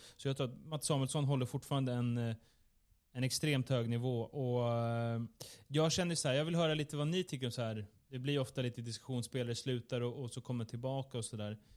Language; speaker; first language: Swedish; native; Swedish